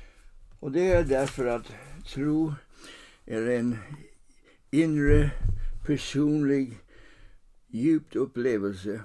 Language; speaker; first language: Swedish; non-native, fluent; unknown